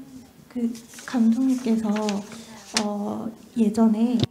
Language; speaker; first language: Korean; native; Korean